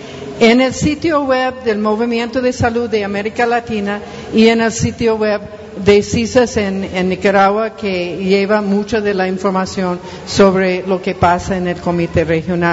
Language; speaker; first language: Spanish; non-native, fluent; English